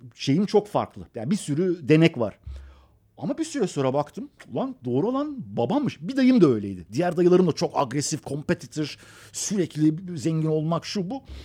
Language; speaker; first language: Turkish; early bilingual, other home language; Persian